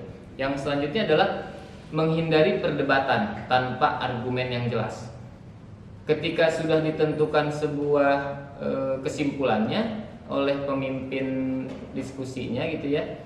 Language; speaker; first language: Indonesian; native; Indonesian